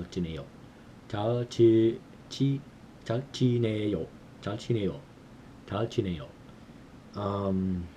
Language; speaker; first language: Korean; non-native, learner; English